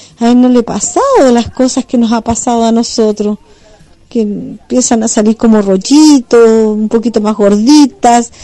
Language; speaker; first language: Spanish; native; Spanish